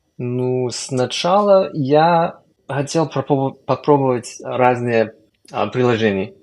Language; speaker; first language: Russian; non-native, fluent; English